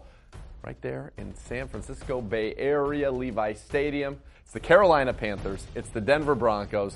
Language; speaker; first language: English; native; English